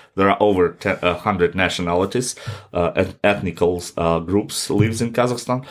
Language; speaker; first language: English; non-native, fluent; Russian